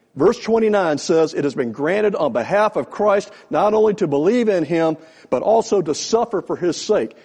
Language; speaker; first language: English; native; English